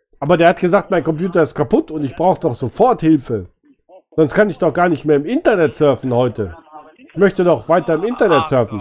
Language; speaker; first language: German; native; German